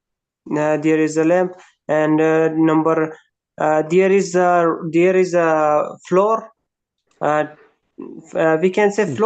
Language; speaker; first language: English; non-native, learner; Persian